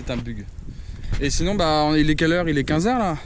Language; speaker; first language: French; native; French